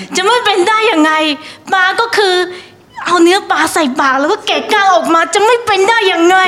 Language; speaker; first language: Thai; non-native, fluent; Chinese